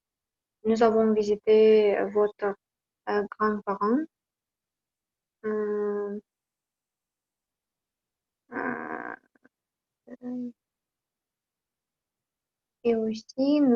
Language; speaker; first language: French; non-native, learner; Kazakh